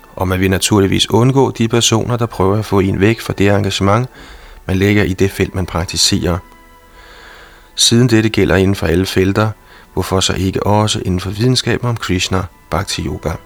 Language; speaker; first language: Danish; native; Danish